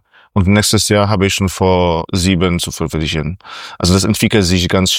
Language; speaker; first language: German; non-native, fluent; Polish